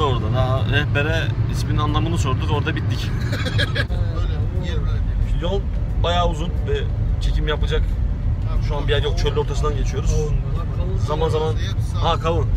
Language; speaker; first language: Turkish; native; Turkish